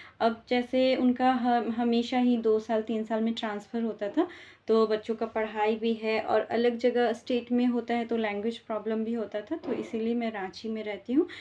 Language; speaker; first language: Hindi; non-native, local second language; Bangla